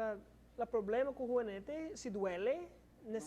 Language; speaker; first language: Spanish; non-native, learner; English